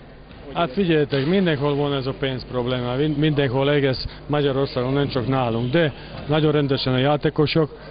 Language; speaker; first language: Hungarian; non-native, learner; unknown